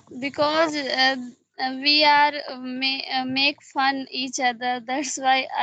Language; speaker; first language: English; non-native, learner; Hindi